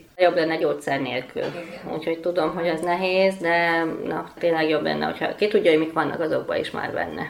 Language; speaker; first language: Hungarian; native; Hungarian